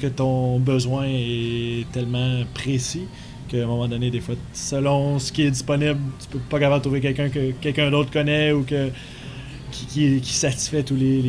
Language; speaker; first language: French; native; French